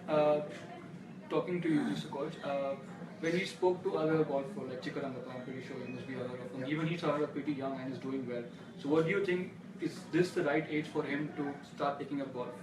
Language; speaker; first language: English; non-native, local second language; Hindi